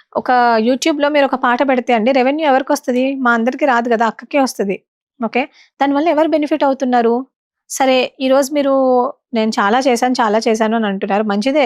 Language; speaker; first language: Telugu; non-native, local second language; Lambadi